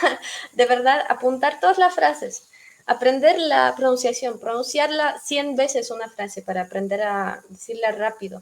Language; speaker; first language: Spanish; non-native, fluent; Russian